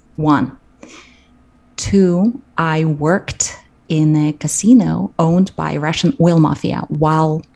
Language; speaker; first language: English; non-native, fluent; Russian